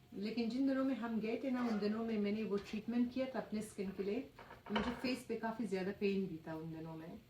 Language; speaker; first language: Urdu; non-native, fluent; Persian